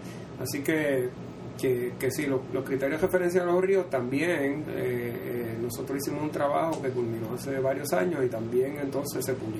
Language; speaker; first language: Spanish; native; Spanish